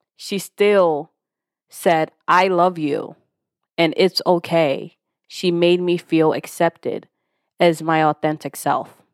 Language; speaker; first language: English; early bilingual, other home language; Yoruba